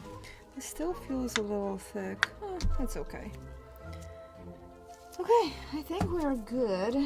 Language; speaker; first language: English; non-native, fluent; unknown